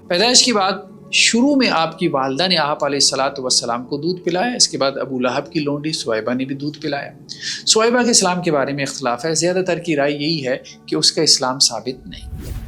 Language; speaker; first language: Urdu; native; Urdu